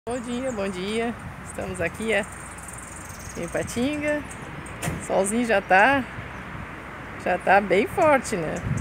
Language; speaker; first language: Portuguese; native; Portuguese